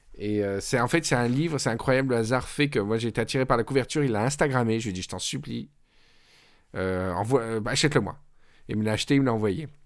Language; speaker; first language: French; native; French